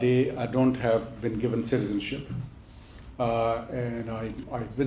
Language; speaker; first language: English; non-native, local second language; Urdu